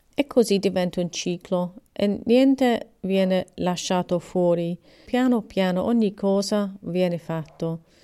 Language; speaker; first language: Italian; non-native, learner; English